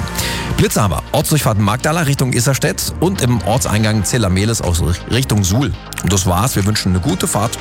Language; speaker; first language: German; native; German